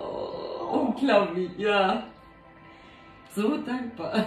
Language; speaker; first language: German; native; German